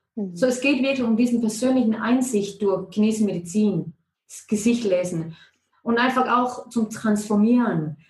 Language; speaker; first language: German; non-native, fluent; Danish